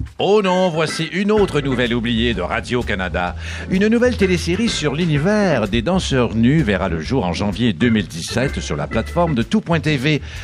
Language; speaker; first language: French; native; French